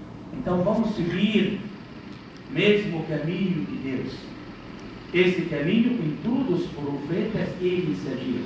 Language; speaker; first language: Portuguese; non-native, learner; Arabic